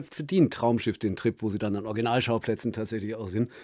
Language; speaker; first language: German; native; German